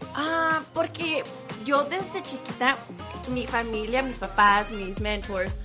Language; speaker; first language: Spanish; early bilingual, heritage; Spanish